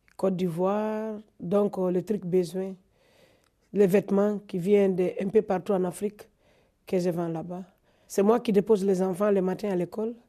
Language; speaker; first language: French; non-native, local second language; Fula